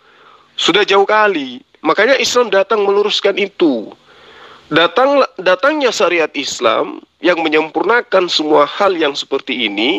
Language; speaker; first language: Indonesian; native; Indonesian